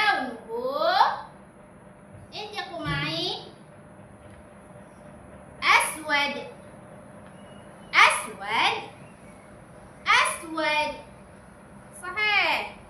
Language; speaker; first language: Arabic; non-native, learner; Malay